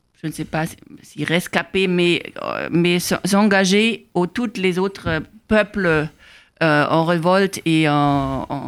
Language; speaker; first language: French; non-native, fluent; German